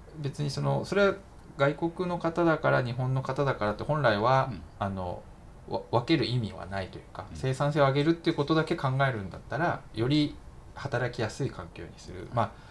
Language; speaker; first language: Japanese; native; Japanese